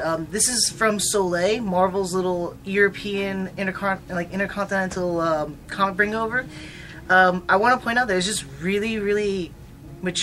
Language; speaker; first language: English; native; English